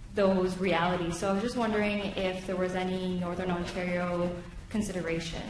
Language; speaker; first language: English; native; English